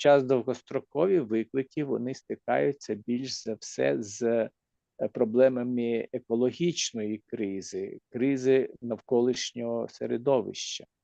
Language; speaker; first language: Ukrainian; native; Ukrainian